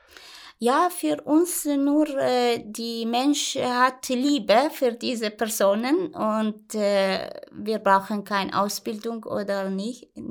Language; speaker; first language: German; non-native, learner; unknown